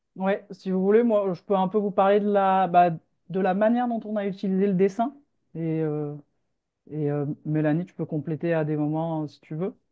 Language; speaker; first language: French; native; French